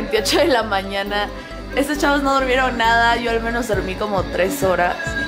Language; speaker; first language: Spanish; native; Spanish